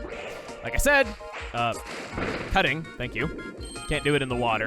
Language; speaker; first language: English; native; English